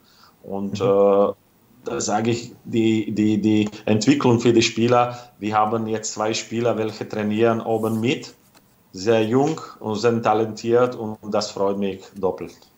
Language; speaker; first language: German; non-native, fluent; Slovak